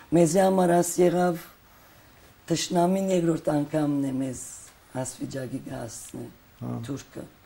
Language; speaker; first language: Armenian; early bilingual, heritage; Armenian